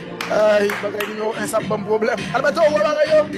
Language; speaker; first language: Spanish; non-native, fluent; Haitian Creole